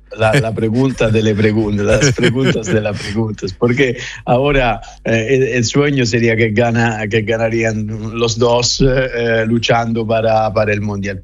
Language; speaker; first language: Spanish; non-native, fluent; Italian